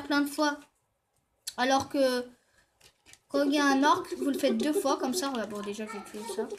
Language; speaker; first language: French; native; French